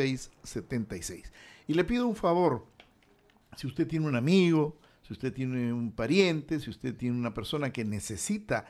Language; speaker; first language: Spanish; native; Spanish